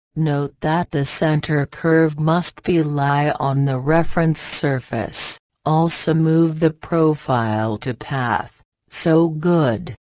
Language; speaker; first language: English; non-native, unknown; Persian